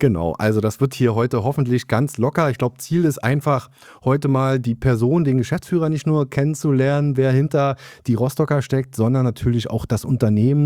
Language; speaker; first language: German; native; German